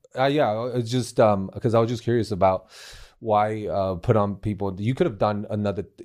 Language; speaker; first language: English; non-native, fluent; Chinese